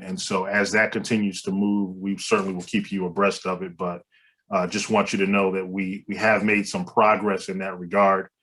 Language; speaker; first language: English; native; English